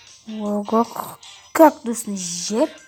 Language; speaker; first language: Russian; non-native, local second language; Kazakh